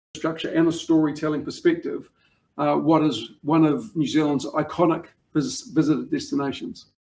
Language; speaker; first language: English; native; English